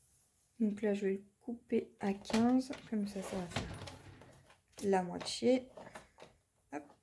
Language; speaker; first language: French; native; French